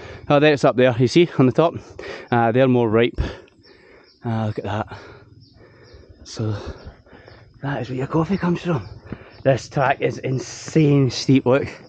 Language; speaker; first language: English; native; English